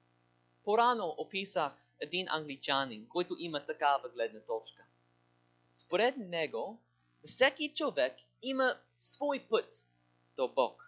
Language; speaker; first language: Bulgarian; non-native, learner; English